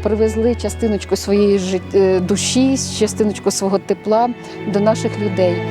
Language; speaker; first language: Ukrainian; native; Ukrainian